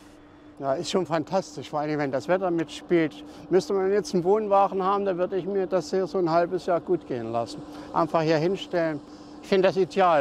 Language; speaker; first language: German; native; German